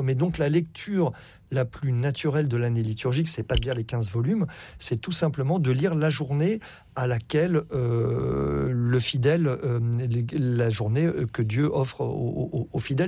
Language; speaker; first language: French; native; French